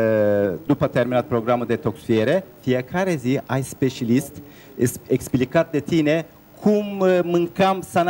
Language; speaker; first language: Romanian; non-native, learner; Turkish